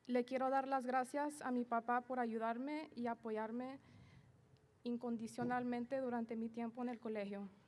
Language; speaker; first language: Spanish; early bilingual, other home language; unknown